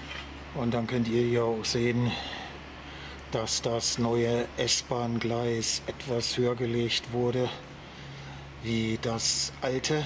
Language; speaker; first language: German; native; German